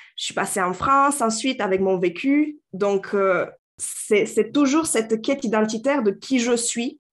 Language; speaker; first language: French; non-native, fluent; Romanian